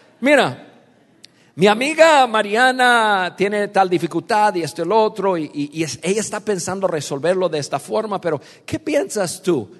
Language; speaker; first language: Spanish; non-native, fluent; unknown